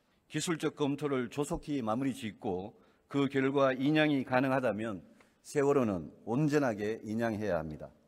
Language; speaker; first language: Korean; native; Korean